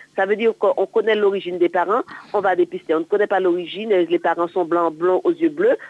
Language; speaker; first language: French; native; French